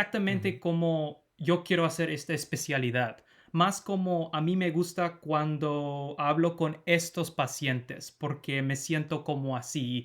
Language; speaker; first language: Spanish; non-native, fluent; English